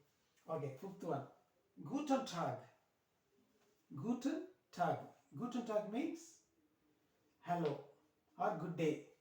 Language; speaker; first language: German; non-native, learner; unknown